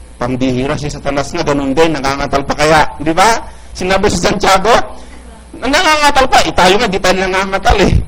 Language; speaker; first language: Filipino; non-native, local second language; Iloko